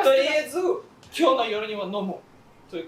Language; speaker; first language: Japanese; non-native, fluent; Russian